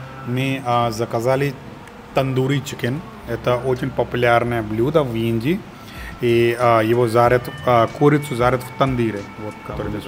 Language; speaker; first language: Russian; non-native, fluent; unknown